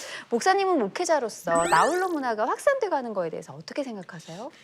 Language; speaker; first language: Korean; native; Korean